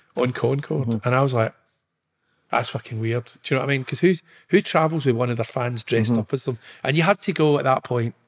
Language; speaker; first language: English; native; English